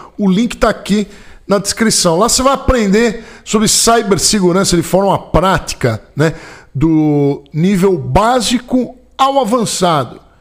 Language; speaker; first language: Portuguese; native; Portuguese